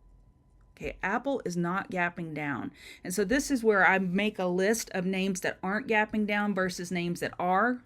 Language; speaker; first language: English; native; English